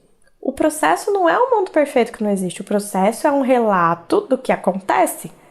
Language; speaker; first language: Portuguese; native; Portuguese